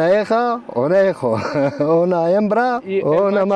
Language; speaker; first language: Spanish; non-native, learner; Arabic